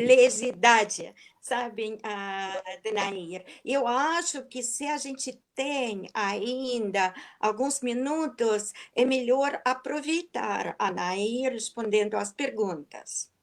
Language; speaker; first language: Portuguese; non-native, fluent; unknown